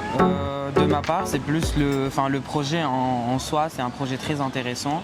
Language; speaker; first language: French; non-native, local second language; Arabic